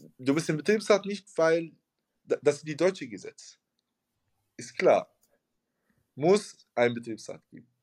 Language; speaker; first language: German; non-native, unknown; Arabic